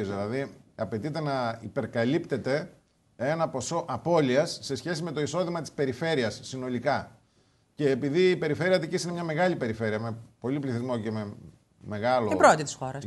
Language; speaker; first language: Greek; native; Greek